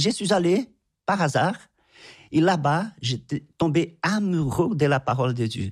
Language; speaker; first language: French; non-native, fluent; Portuguese